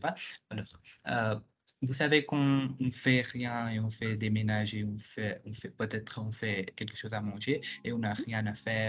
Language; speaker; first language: French; non-native, fluent; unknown